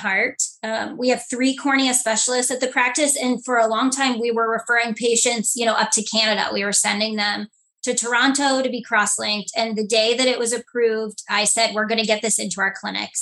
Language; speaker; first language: English; native; English